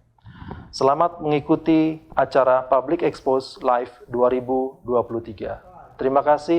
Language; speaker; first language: Indonesian; native; Indonesian